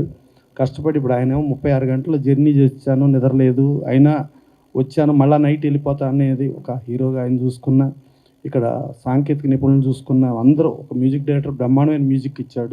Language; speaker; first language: Telugu; native; Telugu